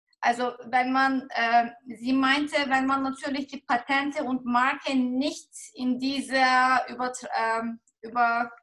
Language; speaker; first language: German; non-native, fluent; Turkish